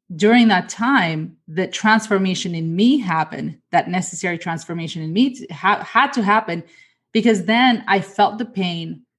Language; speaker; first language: English; early bilingual, other home language; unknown